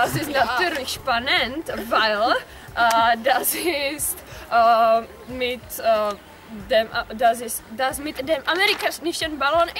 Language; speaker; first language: German; non-native, learner; Czech